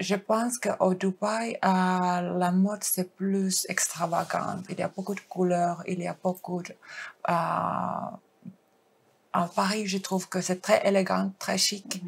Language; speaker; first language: French; non-native, fluent; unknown